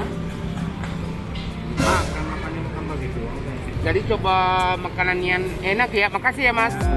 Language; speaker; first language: Indonesian; non-native, learner; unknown